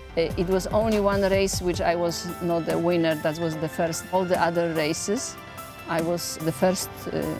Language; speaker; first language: English; non-native, fluent; Polish